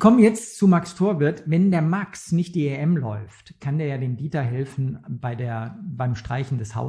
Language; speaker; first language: German; native; German